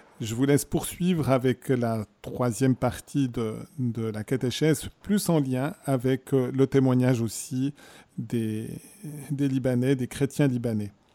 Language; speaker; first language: French; native; French